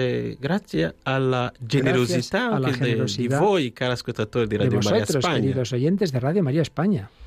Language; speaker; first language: Spanish; non-native, learner; Italian